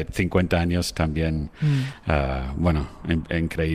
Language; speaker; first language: Spanish; non-native, fluent; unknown